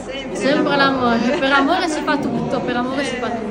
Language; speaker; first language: Italian; native; Italian